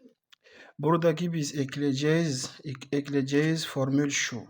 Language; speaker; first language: Turkish; non-native, learner; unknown